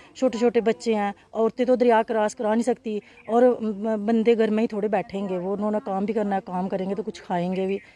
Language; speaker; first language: Hindi; native; Hindi